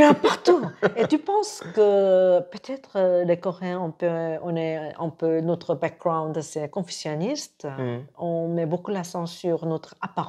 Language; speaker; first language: French; non-native, fluent; Korean